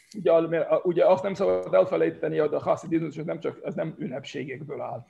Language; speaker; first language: Hungarian; early bilingual, heritage; Hungarian